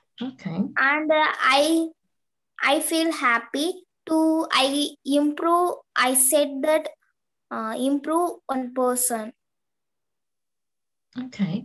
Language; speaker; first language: English; non-native, learner; Tamil